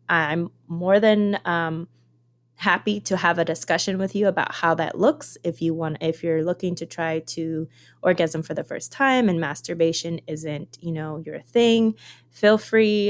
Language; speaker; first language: English; early bilingual, other home language; Spanish